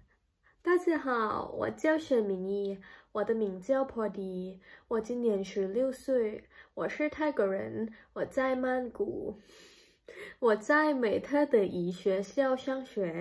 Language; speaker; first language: Chinese; non-native, learner; Thai